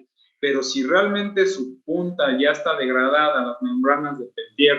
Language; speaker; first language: Spanish; native; Spanish